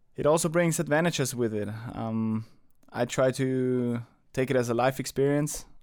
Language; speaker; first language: English; non-native, fluent; German